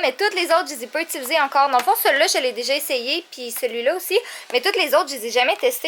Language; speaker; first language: French; native; French